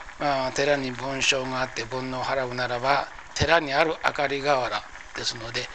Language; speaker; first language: Japanese; native; Japanese